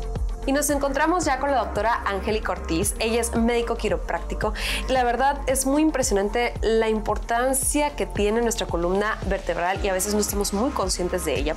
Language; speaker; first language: Spanish; native; Spanish